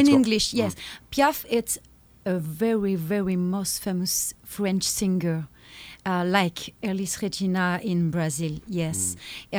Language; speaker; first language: English; non-native, learner; French